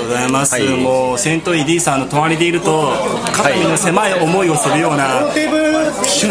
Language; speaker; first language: Japanese; native; Japanese